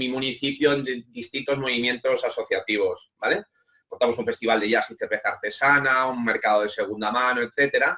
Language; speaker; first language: Spanish; native; Spanish